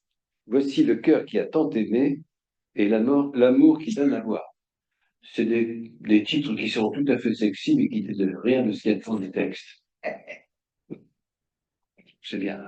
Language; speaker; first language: French; native; French